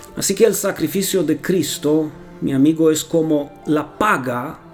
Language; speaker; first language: Spanish; non-native, fluent; Romanian